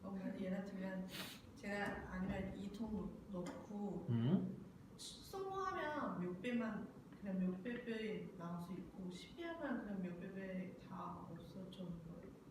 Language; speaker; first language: Korean; non-native, learner; Chinese